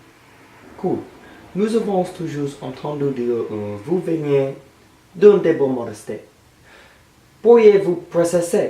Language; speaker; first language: French; non-native, learner; English